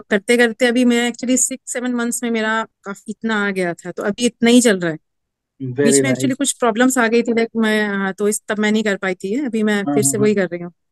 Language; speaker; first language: Hindi; native; Hindi